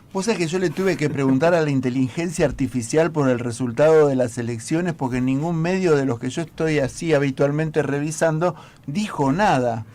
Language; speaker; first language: Spanish; native; Spanish